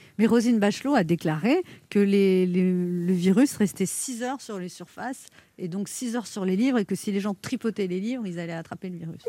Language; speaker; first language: French; native; French